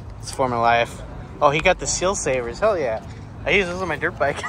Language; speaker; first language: English; native; English